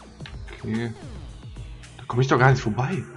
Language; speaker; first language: German; native; German